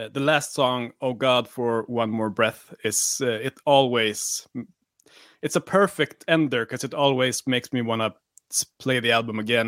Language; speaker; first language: English; non-native, fluent; Swedish